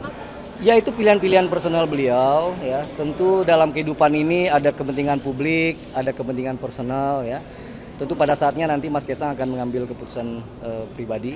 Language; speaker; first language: Indonesian; native; Indonesian